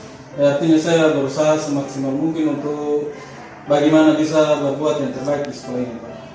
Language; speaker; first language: Indonesian; native; Indonesian